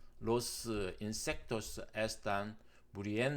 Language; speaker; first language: Spanish; non-native, learner; Korean